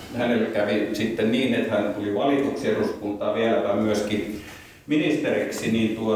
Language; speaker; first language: Finnish; native; Finnish